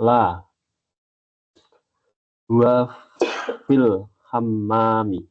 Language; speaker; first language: Arabic; non-native, learner; Indonesian